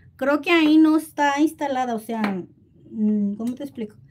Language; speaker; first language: Spanish; native; Spanish